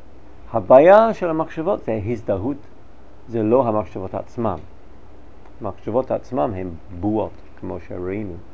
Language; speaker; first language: Hebrew; non-native, fluent; English